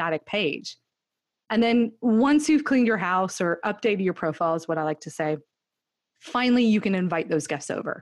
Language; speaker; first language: English; native; English